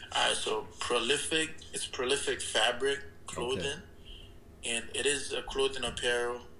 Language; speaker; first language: English; early bilingual, other home language; Haitian Creole